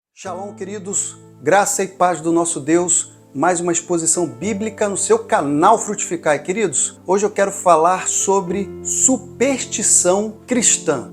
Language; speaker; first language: Portuguese; native; Portuguese